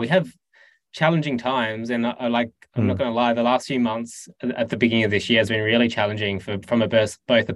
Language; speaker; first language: English; native; English